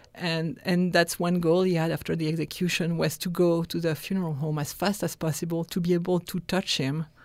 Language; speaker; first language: English; non-native, fluent; French